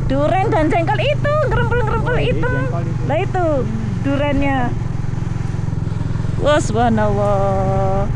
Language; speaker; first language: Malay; non-native, local second language; Javanese